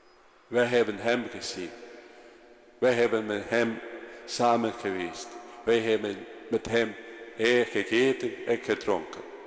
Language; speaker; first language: Dutch; non-native, fluent; Spanish